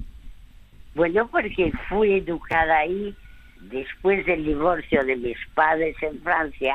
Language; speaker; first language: Spanish; early bilingual, other home language; French